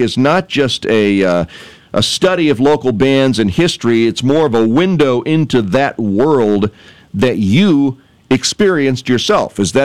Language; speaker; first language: English; native; English